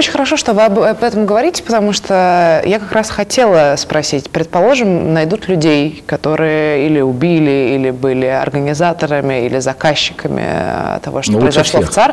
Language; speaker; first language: Russian; native; Russian